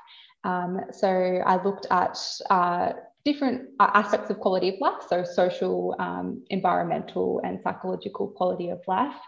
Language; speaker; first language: English; native; English